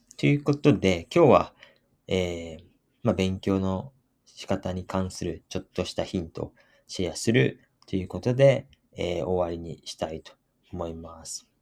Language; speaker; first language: Japanese; native; Japanese